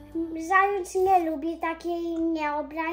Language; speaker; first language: Polish; early bilingual, heritage; Polish